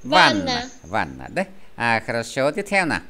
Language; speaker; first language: Russian; non-native, fluent; Vietnamese